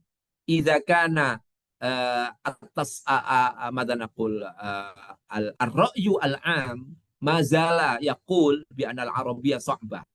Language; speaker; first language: Arabic; non-native, fluent; Indonesian